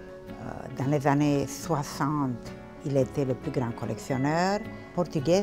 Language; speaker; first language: French; non-native, fluent; Portuguese